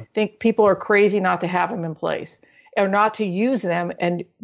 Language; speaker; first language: English; native; English